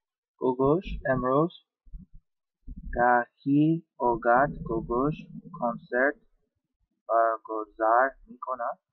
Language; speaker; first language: Persian; non-native, learner; English